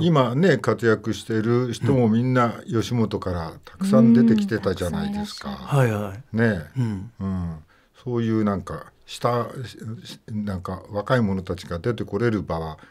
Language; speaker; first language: Japanese; native; Japanese